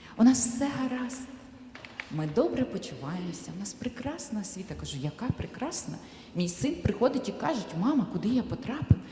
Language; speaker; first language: Ukrainian; native; Ukrainian